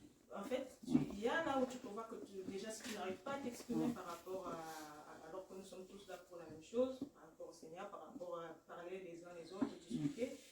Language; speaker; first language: French; native; French